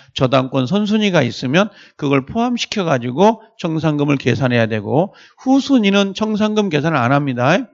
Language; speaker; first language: Korean; native; Korean